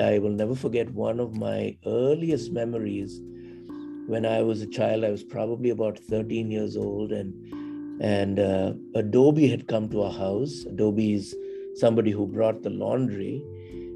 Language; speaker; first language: English; non-native, local second language; Tamil